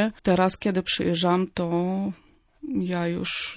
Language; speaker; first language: Polish; non-native, fluent; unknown